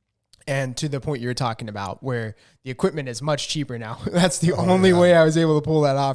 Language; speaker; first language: English; native; English